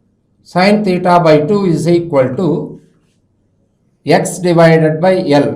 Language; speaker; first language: English; non-native, local second language; Telugu